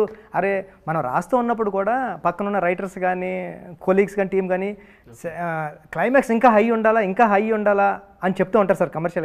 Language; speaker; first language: Telugu; native; Telugu